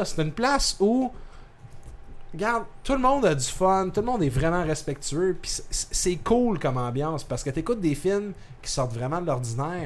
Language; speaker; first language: French; native; French